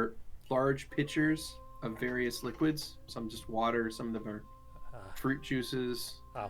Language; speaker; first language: English; native; English